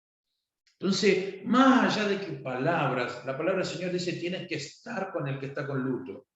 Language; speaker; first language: Spanish; native; Spanish